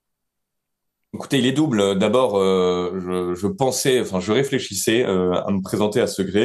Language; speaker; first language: French; native; French